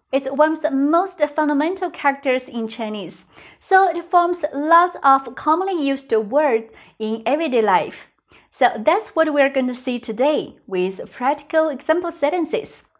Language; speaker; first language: English; non-native, fluent; Chinese